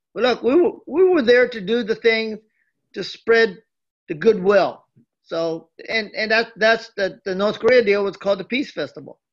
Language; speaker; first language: English; early bilingual, other home language; Japanese